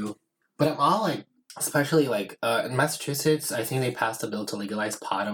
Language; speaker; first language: English; non-native, fluent; Portuguese